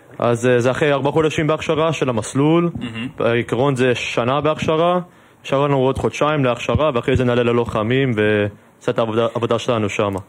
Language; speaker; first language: Hebrew; early bilingual, heritage; English